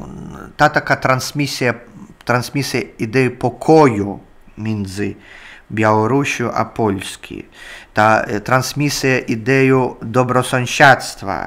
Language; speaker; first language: Polish; non-native, learner; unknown